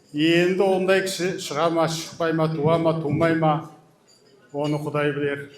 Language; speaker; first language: Kazakh; early bilingual, heritage; Kazakh